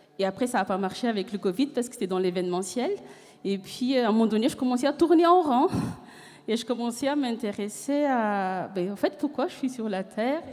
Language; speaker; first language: French; non-native, local second language; Malagasy